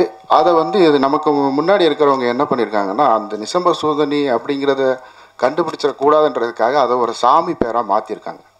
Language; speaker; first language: Tamil; native; Tamil